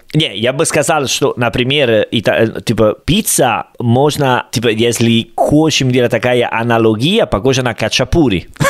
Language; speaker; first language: Russian; non-native, learner; Italian